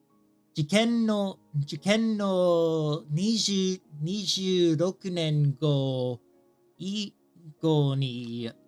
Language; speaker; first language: Japanese; non-native, learner; English